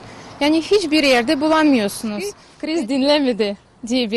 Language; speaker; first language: Turkish; non-native, learner; Russian